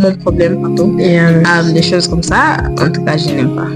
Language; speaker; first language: French; non-native, learner; English